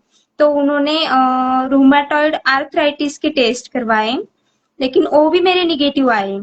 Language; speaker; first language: Hindi; native; Hindi